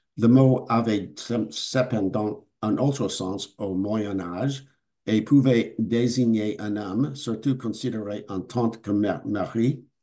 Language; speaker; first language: French; non-native, learner; English